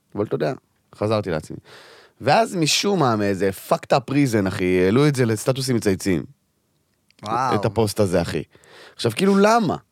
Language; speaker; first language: Hebrew; early bilingual, other home language; Arabic